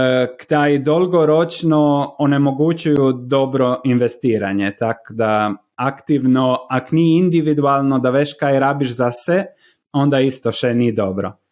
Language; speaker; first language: Slovenian; non-native, learner; Croatian